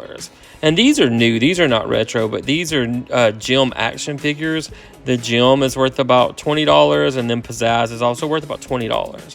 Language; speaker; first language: English; native; English